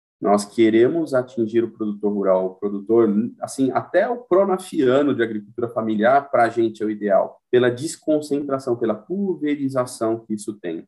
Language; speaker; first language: Portuguese; native; Portuguese